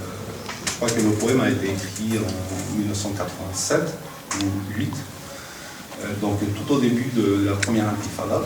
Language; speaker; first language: French; non-native, fluent; Spanish